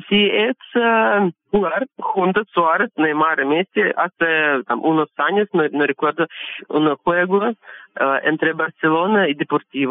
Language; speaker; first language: Spanish; non-native, learner; Russian